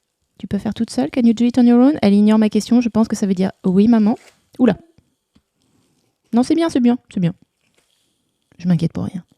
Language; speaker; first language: French; native; French